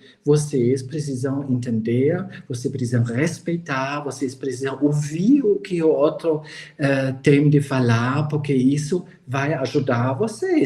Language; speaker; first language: Portuguese; non-native, fluent; German